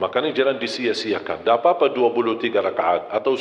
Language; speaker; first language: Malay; non-native, fluent; Arabic